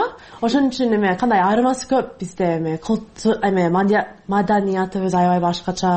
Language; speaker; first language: Kyrgyz; non-native, learner; English